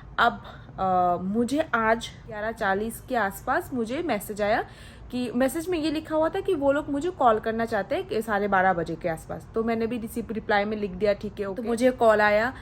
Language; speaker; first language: Hindi; non-native, local second language; Odia